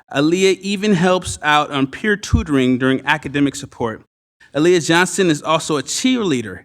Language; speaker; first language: English; native; English